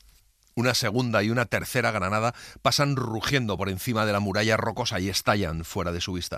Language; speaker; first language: Spanish; native; Spanish